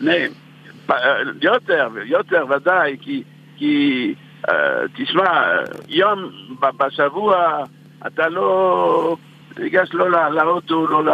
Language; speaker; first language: Hebrew; non-native, fluent; French